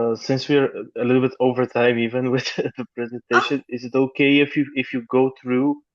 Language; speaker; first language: English; non-native, fluent; Bulgarian